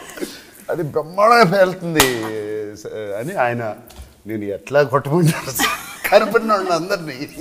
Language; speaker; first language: Telugu; native; Telugu